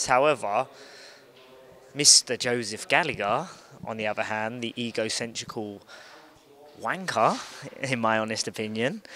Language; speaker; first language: English; native; English